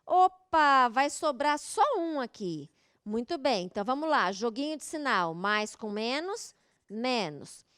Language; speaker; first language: Portuguese; native; Portuguese